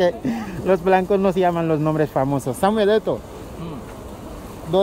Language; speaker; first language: Spanish; non-native, fluent; Wolof